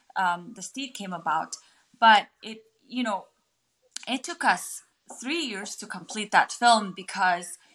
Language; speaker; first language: English; non-native, fluent; Mongolian